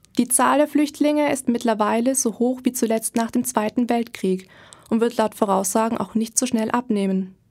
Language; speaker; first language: German; native; German